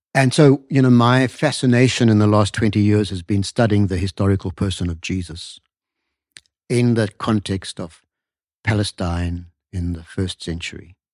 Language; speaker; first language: English; native; English